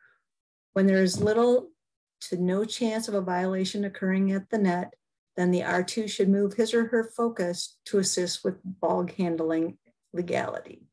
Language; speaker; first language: English; native; English